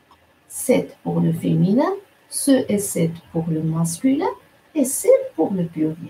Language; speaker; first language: French; non-native, local second language; Arabic